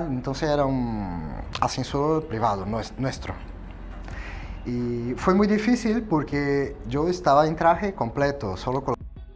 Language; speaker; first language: Spanish; non-native, fluent; Portuguese